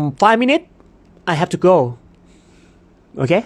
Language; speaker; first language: English; non-native, learner; Thai